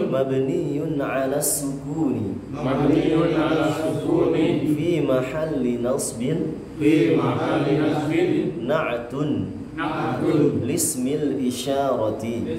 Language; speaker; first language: Arabic; non-native, fluent; Indonesian